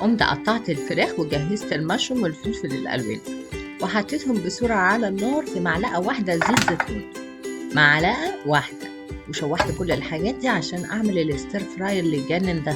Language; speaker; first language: Arabic; native; Arabic